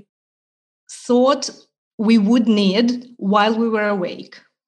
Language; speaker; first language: English; non-native, fluent; Russian